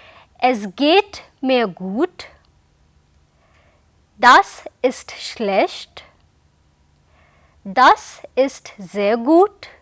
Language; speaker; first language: German; non-native, fluent; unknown